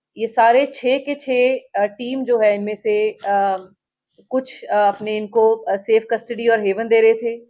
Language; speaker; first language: Hindi; non-native, local second language; Punjabi